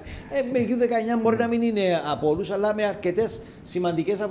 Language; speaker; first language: Greek; native; Greek